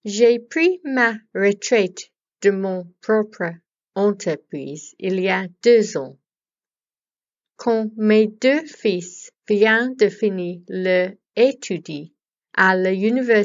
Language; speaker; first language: French; non-native, learner; English